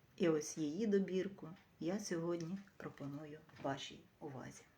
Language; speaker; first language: Ukrainian; native; Ukrainian